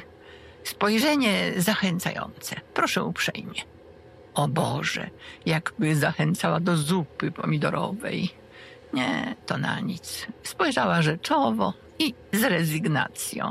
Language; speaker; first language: Polish; native; Polish